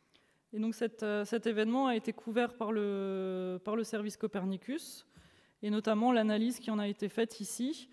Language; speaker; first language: French; native; French